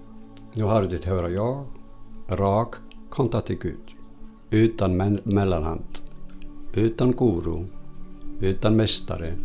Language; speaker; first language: Swedish; non-native, fluent; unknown